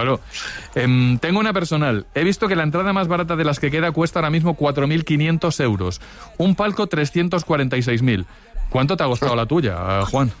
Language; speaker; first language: Spanish; native; Spanish